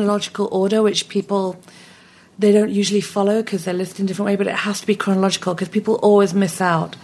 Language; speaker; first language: English; native; English